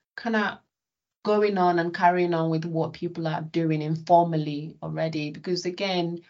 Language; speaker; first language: English; non-native, local second language; Yoruba